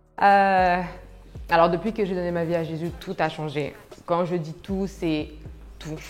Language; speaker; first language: French; early bilingual, other home language; Arabic